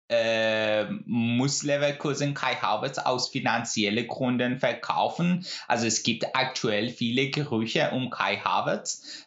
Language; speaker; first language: German; non-native, fluent; Persian